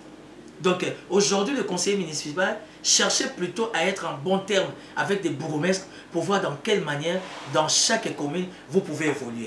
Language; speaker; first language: French; non-native, local second language; Lingala